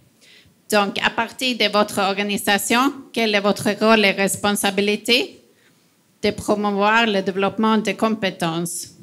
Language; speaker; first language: French; non-native, fluent; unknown